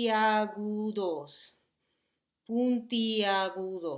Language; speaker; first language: Spanish; non-native, fluent; English